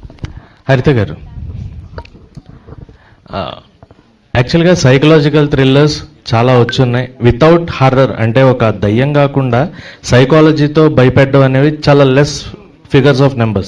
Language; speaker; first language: Telugu; native; Telugu